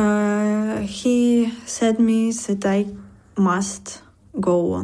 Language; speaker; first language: English; non-native, learner; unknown